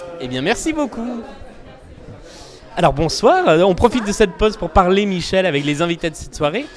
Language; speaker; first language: French; native; French